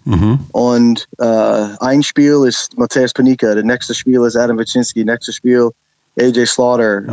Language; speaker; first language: German; non-native, learner; English